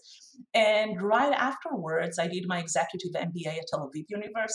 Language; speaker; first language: English; non-native, fluent; Hebrew